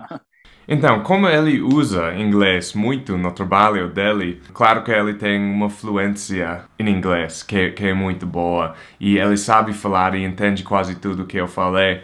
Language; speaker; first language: Portuguese; non-native, fluent; English